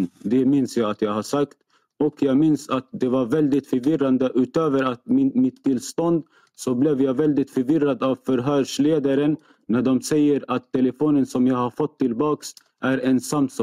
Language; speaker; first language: Swedish; non-native, fluent; Arabic